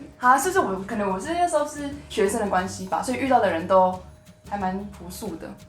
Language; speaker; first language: Chinese; native; Chinese